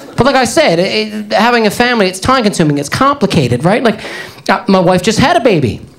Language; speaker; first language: English; native; English